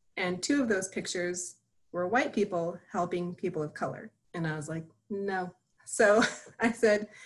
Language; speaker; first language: English; native; English